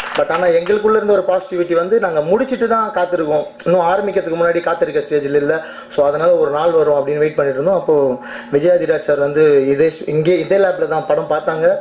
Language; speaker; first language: Tamil; native; Tamil